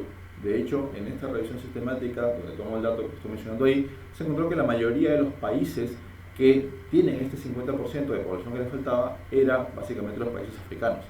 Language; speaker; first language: Spanish; native; Spanish